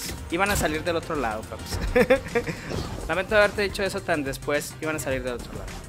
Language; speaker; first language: Spanish; native; Spanish